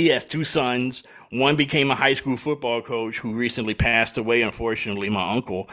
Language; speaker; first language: English; native; English